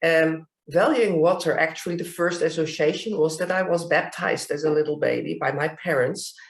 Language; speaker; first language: English; non-native, fluent; Dutch